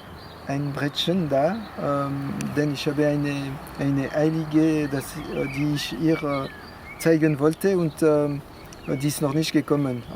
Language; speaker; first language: German; non-native, fluent; French